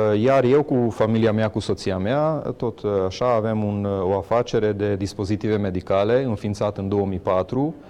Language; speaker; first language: Romanian; non-native, local second language; Hungarian